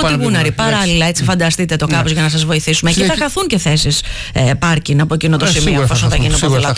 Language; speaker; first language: Greek; native; Greek